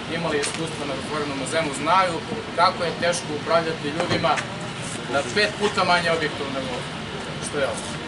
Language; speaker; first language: Serbian; native; Serbian